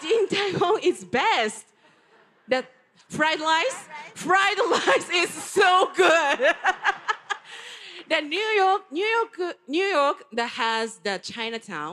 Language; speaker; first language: English; non-native, learner; Japanese